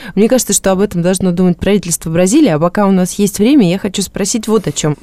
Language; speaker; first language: Russian; native; Russian